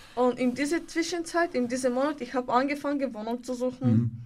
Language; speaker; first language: German; non-native, learner; Bulgarian